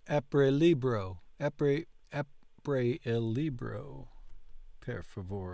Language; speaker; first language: Italian; non-native, learner; English